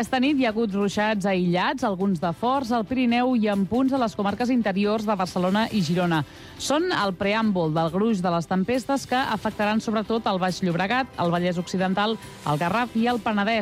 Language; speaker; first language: Catalan; native; Catalan